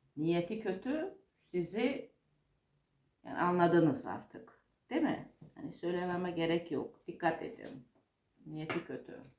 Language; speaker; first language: Turkish; non-native, fluent; Russian